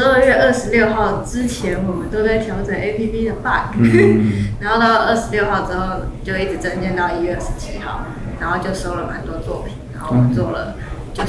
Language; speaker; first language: Chinese; native; Chinese